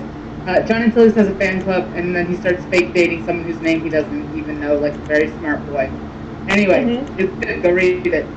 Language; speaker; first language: English; native; English